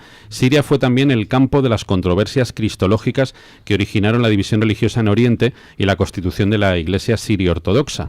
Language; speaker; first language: Spanish; native; Spanish